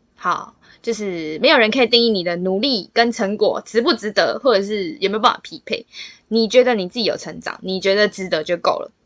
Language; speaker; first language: Chinese; native; Chinese